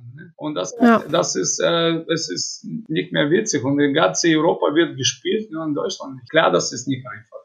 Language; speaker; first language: German; non-native, fluent; Russian